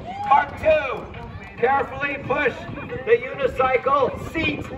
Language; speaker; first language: English; native; English